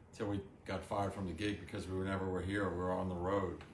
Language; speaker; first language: English; early bilingual, other home language; French